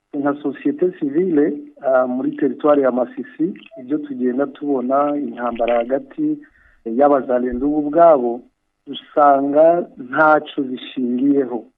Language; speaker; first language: Kinyarwanda; native; Kinyarwanda